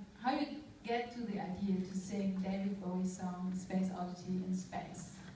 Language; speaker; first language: English; non-native, fluent; German